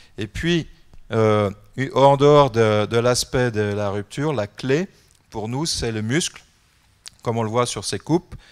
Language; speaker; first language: French; native; French